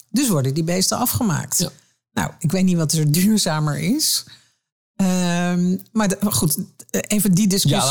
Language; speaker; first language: Dutch; native; Dutch